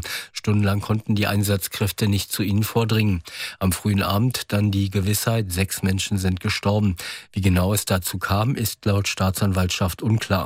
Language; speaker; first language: German; native; German